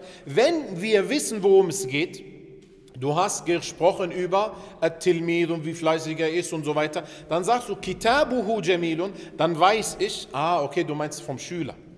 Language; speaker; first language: German; early bilingual, other home language; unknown